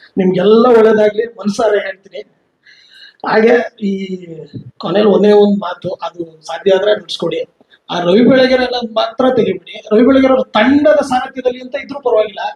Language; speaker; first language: Kannada; native; Kannada